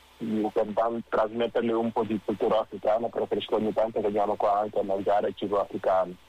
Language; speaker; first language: Italian; non-native, fluent; Wolof